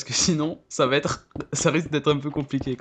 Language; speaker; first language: French; native; French